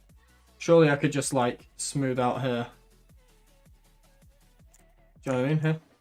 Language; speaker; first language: English; native; English